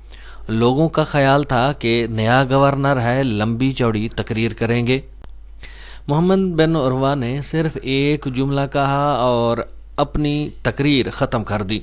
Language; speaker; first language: Urdu; native; Urdu